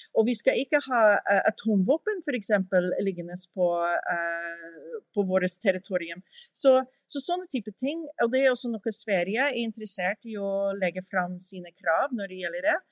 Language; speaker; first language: Norwegian; early bilingual, heritage; English